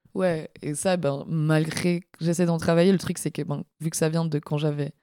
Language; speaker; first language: French; native; French